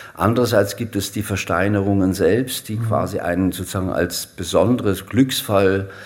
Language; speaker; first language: German; native; German